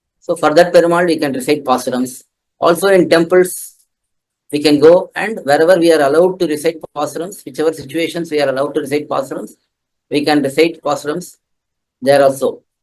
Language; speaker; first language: English; non-native, local second language; Tamil